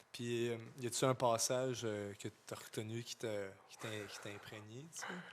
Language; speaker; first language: French; native; French